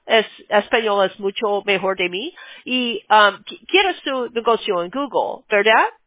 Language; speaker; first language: Spanish; non-native, learner; English